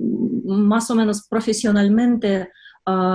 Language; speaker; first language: Spanish; non-native, fluent; Russian